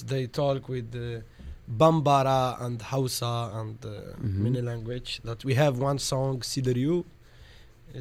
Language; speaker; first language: English; non-native, learner; Arabic